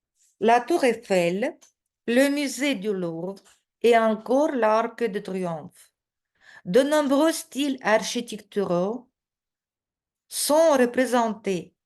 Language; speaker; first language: French; non-native, fluent; Russian